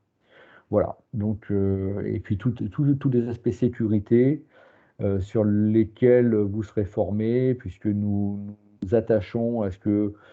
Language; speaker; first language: French; native; French